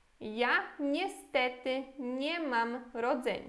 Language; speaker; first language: Polish; non-native, fluent; Portuguese